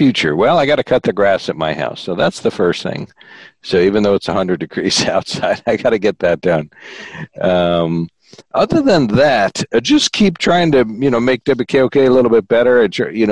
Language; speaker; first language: English; native; English